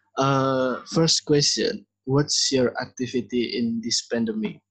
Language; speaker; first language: English; non-native, learner; Indonesian